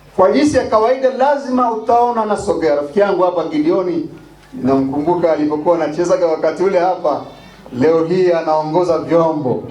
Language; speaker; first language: Swahili; non-native, local second language; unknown